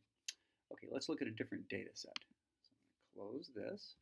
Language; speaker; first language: English; native; English